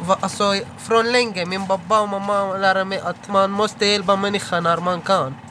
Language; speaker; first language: Swedish; non-native, learner; Arabic